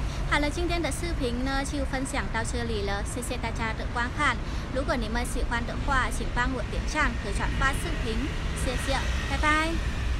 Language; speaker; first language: Chinese; non-native, fluent; Vietnamese